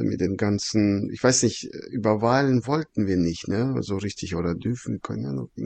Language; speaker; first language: German; non-native, fluent; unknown